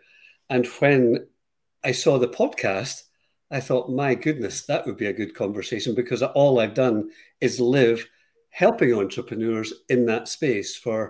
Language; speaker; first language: English; native; English